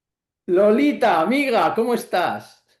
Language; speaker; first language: Spanish; native; Spanish